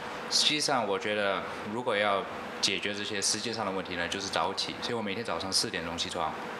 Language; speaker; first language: Chinese; non-native, local second language; English